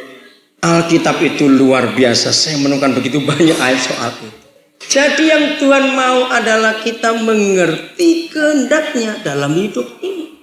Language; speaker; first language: Indonesian; native; Indonesian